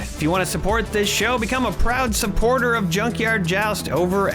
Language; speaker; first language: English; native; English